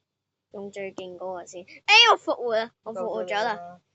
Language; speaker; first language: Chinese; native; Chinese